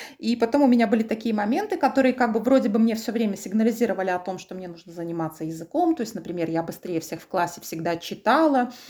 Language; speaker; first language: Russian; native; Russian